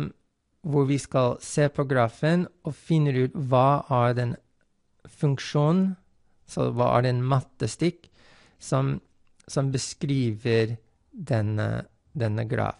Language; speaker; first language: Norwegian; non-native, fluent; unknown